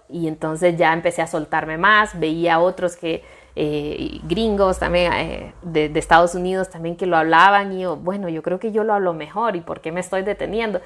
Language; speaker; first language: Spanish; native; Spanish